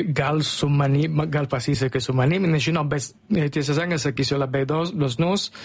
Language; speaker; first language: Lithuanian; non-native, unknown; Italian